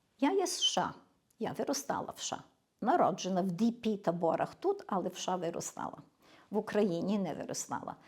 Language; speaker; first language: Ukrainian; early bilingual, heritage; Ukrainian